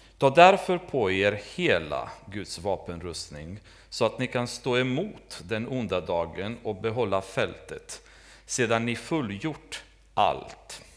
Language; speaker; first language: Swedish; native; Swedish